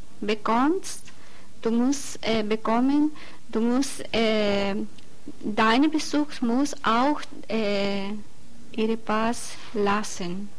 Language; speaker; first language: German; non-native, learner; Spanish